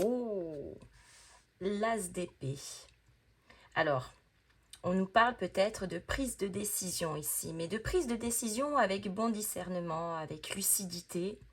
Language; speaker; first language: French; native; French